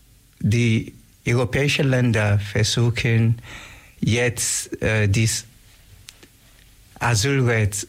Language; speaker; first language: German; non-native, learner; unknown